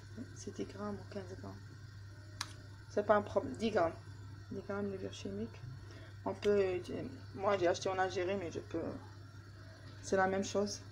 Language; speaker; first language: French; non-native, learner; Arabic